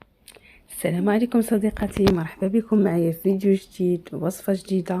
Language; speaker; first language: Arabic; native; Arabic